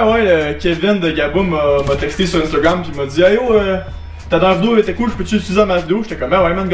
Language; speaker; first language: French; native; French